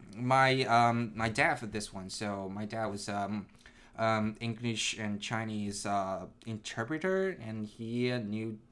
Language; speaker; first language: English; non-native, fluent; Chinese